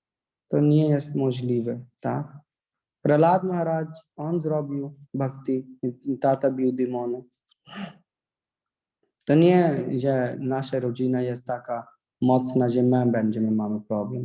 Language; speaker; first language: Polish; non-native, learner; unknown